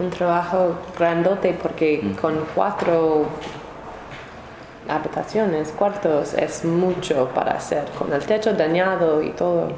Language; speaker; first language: Spanish; non-native, learner; English